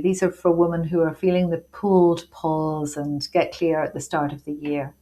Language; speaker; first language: English; native; English